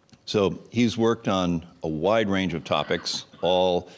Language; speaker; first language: English; native; English